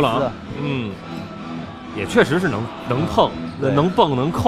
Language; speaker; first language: Chinese; native; Chinese